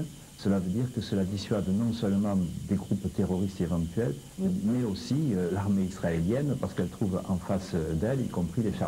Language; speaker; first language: French; native; French